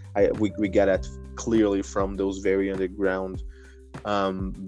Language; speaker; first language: English; non-native, fluent; Portuguese